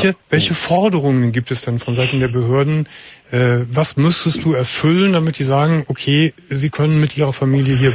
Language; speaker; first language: German; native; German